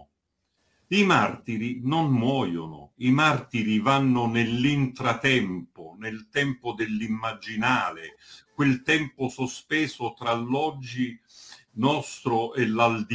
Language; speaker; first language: Italian; native; Italian